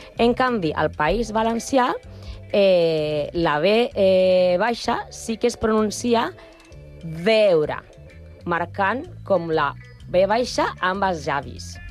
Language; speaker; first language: Catalan; non-native, learner; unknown